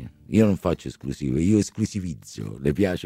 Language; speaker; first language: Italian; native; Italian